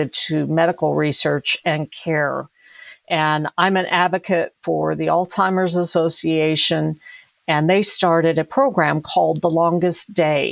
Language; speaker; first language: English; native; English